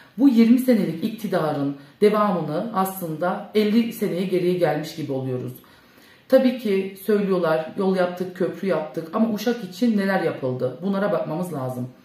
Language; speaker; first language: Turkish; early bilingual, heritage; Turkish